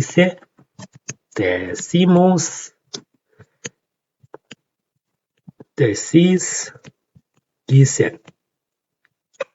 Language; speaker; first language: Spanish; non-native, learner; Chinese